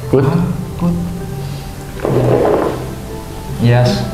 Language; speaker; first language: English; non-native, learner; Indonesian